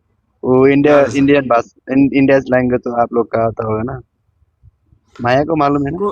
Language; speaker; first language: Hindi; early bilingual, other home language; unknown